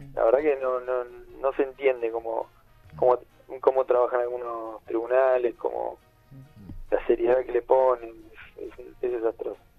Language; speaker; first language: Spanish; native; Spanish